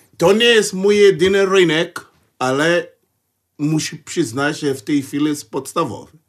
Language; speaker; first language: Polish; non-native, fluent; Portuguese